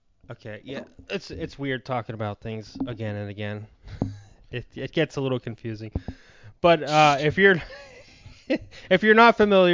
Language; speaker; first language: English; native; English